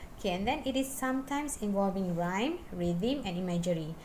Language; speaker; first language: English; non-native, local second language; Malay